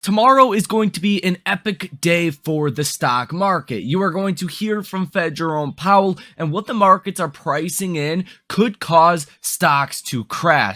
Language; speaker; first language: English; native; English